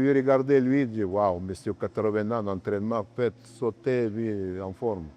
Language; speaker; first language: French; non-native, learner; Russian